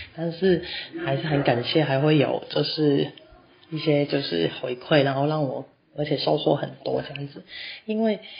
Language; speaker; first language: Chinese; non-native, fluent; Cantonese